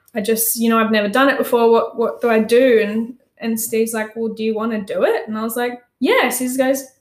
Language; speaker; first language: English; native; English